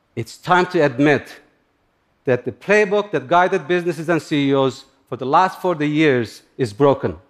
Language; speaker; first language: English; non-native, fluent; Turkish